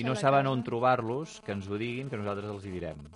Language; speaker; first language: Catalan; native; Catalan